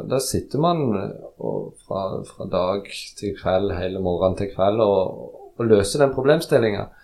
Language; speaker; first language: Norwegian; early bilingual, other home language; Polish